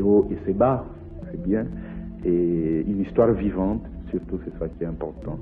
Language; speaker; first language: French; non-native, local second language; Kongo